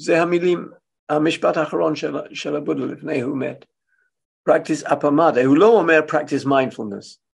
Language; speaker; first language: Hebrew; non-native, fluent; English